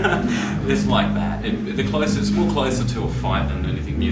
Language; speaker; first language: English; native; English